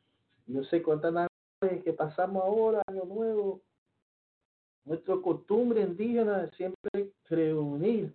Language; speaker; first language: Spanish; early bilingual, heritage; Spanish